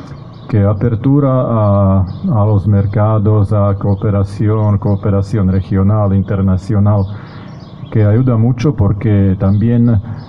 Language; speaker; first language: Spanish; non-native, fluent; Slovak